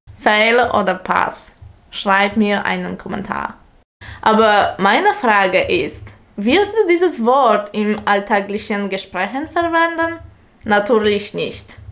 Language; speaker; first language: German; non-native, fluent; Polish